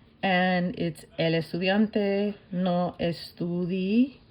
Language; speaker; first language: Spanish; non-native, fluent; English